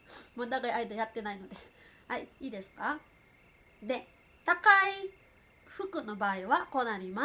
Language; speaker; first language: Japanese; non-native, fluent; Filipino